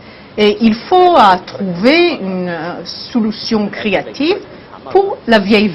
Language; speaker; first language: French; non-native, learner; Hebrew